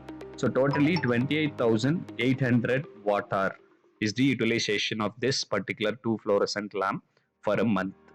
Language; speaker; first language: English; non-native, local second language; Tamil